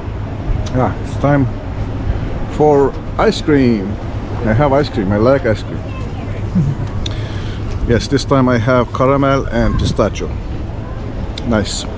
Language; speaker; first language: English; non-native, fluent; Turkish